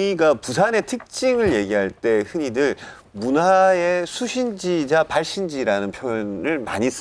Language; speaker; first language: Korean; native; Korean